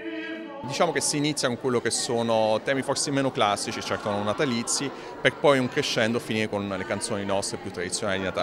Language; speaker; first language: Italian; native; Italian